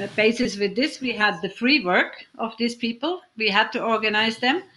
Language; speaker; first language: English; non-native, fluent; German